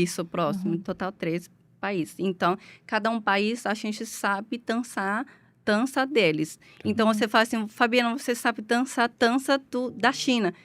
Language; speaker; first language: Portuguese; non-native, learner; Chinese